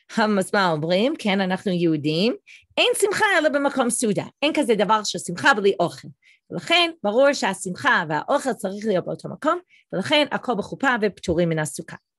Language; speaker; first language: Hebrew; non-native, fluent; English